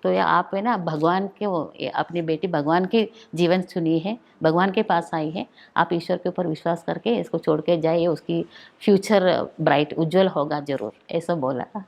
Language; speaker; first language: Hindi; non-native, local second language; Malayalam